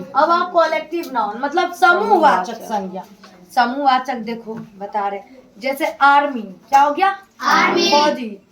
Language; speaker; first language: Hindi; native; Hindi